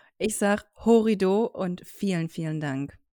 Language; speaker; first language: German; native; German